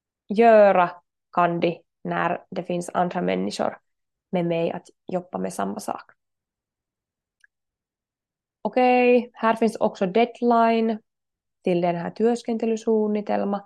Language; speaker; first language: Swedish; non-native, learner; Finnish